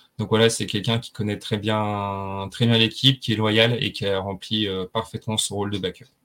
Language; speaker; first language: French; native; French